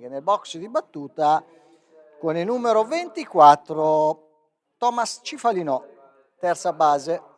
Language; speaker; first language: Italian; native; Italian